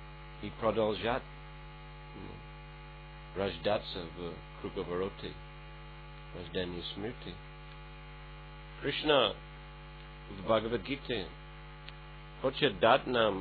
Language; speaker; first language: Russian; non-native, fluent; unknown